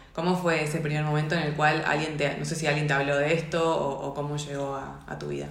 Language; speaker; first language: Spanish; native; Spanish